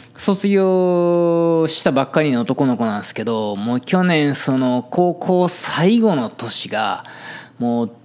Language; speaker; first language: Japanese; native; Japanese